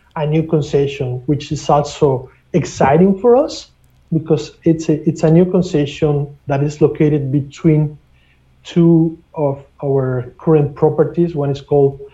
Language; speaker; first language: English; non-native, fluent; Spanish